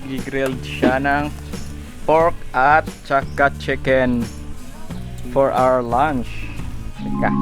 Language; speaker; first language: Filipino; non-native, local second language; Cebuano